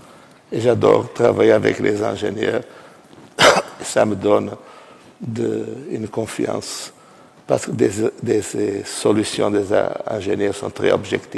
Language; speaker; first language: French; non-native, fluent; Portuguese